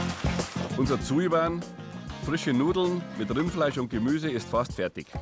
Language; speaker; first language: German; native; German